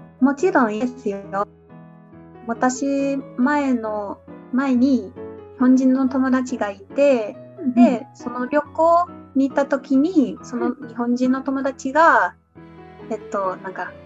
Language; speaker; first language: Japanese; non-native, fluent; English